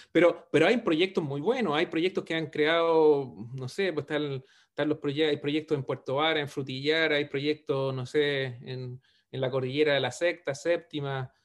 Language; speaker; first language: Spanish; native; Spanish